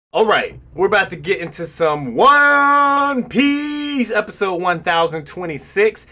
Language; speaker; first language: English; native; English